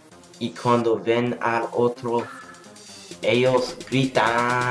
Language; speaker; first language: Spanish; non-native, learner; English